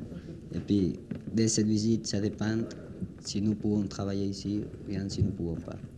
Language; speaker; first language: French; non-native, learner; Spanish